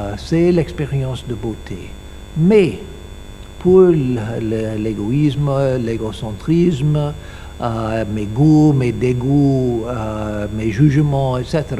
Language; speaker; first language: French; non-native, learner; English